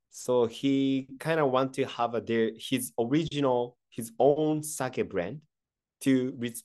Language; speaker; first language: English; non-native, fluent; Japanese